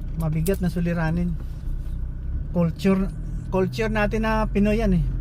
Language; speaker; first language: Filipino; non-native, local second language; Hiligaynon